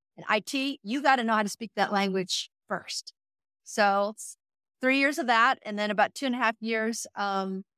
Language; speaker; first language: English; native; English